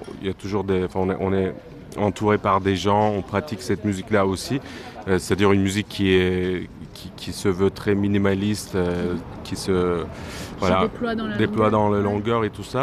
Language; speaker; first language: French; non-native, fluent; Turkish